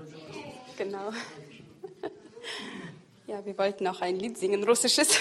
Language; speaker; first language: German; non-native, fluent; Russian